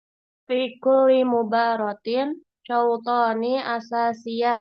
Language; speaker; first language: Arabic; non-native, learner; Indonesian